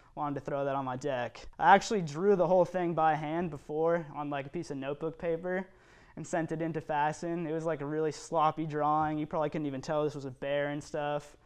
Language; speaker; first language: English; native; English